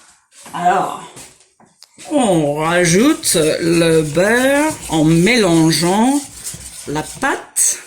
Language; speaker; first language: French; non-native, fluent; English